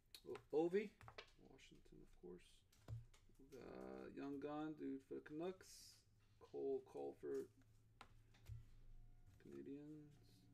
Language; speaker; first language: English; native; English